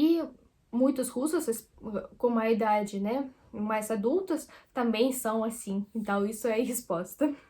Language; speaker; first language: Portuguese; non-native, fluent; Russian